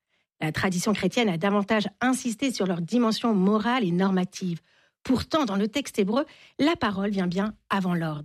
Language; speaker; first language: French; native; French